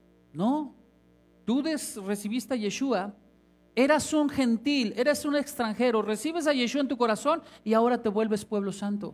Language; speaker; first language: Spanish; native; Spanish